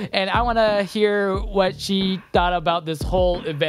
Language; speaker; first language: English; early bilingual, other home language; Japanese